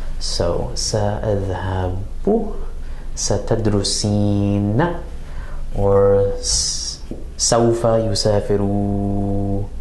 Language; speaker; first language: Arabic; non-native, fluent; English